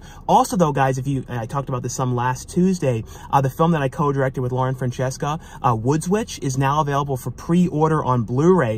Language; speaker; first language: English; native; English